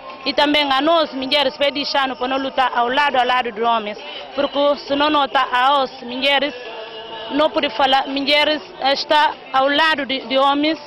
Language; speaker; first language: Portuguese; non-native, learner; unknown